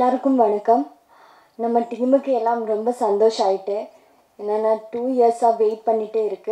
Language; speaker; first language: Tamil; non-native, local second language; Malayalam